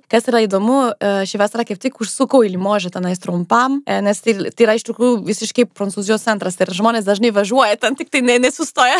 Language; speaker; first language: Lithuanian; non-native, fluent; French